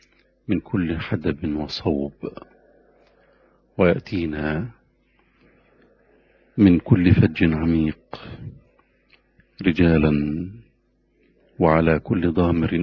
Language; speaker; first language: Arabic; native; Arabic